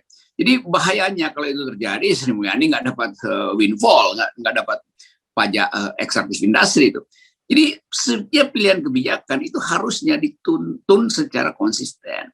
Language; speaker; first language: Indonesian; native; Indonesian